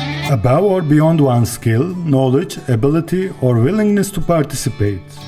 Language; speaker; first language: English; non-native, fluent; Turkish